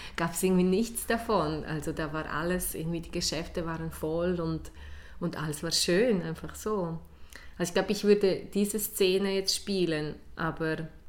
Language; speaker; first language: German; early bilingual, other home language; Polish